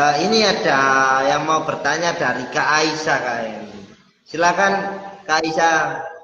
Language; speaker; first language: Indonesian; native; Indonesian